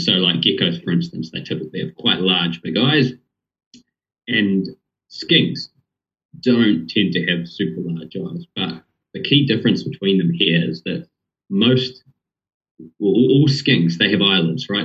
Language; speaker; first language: English; native; English